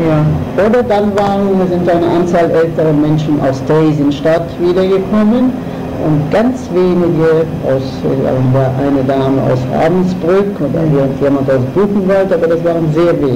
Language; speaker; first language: German; non-native, fluent; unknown